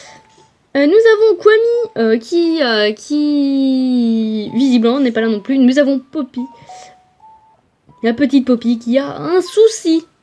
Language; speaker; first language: French; native; French